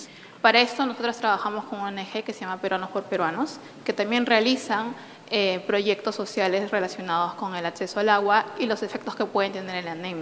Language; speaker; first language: Spanish; native; Spanish